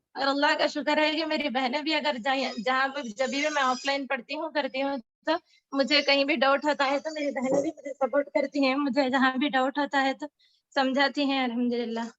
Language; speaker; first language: Urdu; native; Urdu